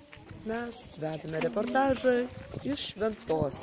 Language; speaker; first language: Lithuanian; native; Lithuanian